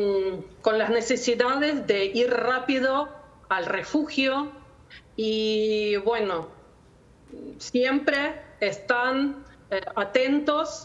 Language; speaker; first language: Spanish; non-native, learner; Ukrainian